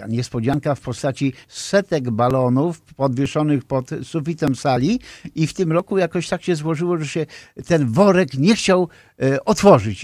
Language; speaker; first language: Polish; native; Polish